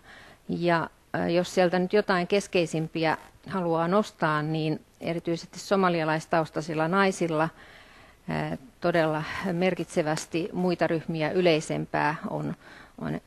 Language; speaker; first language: Finnish; native; Finnish